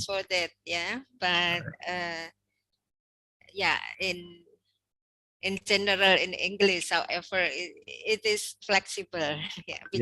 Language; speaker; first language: English; non-native, learner; Indonesian